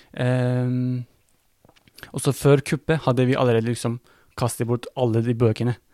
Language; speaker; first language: Norwegian; non-native, fluent; Turkish